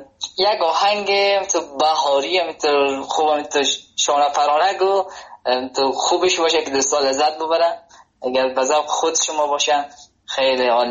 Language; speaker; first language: Persian; native; Persian